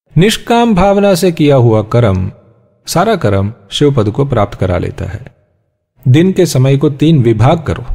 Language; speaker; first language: Hindi; native; Hindi